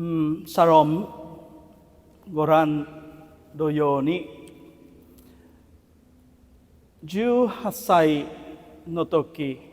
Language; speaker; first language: Japanese; non-native, fluent; Vietnamese